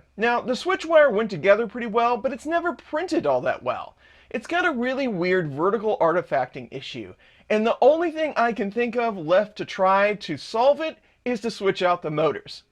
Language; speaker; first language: English; native; English